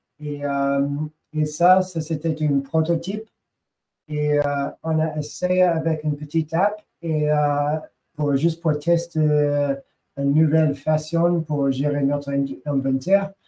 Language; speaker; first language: French; non-native, learner; English